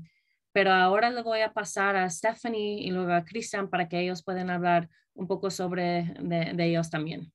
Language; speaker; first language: Spanish; early bilingual, other home language; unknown